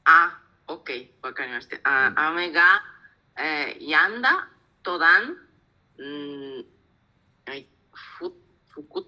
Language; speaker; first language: Japanese; non-native, learner; Spanish